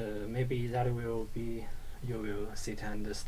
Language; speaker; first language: English; non-native, learner; Chinese